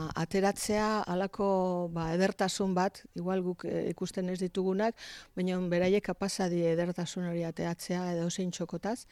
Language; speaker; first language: Basque; native; Basque